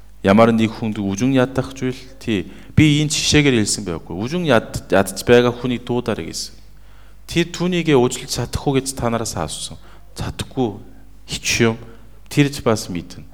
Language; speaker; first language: Mongolian; non-native, fluent; Korean